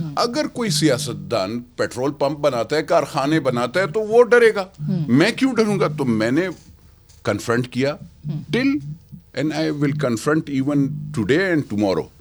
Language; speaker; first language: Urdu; non-native, local second language; Pashto